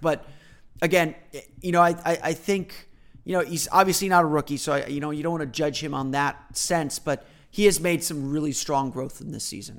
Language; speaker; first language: English; native; English